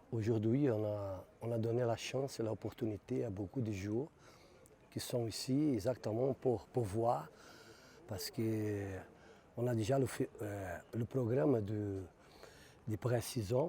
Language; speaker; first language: French; non-native, fluent; Portuguese